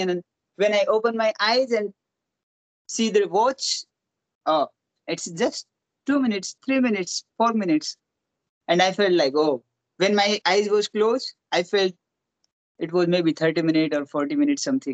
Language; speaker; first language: English; non-native, local second language; Hindi